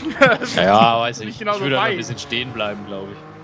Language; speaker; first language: German; native; German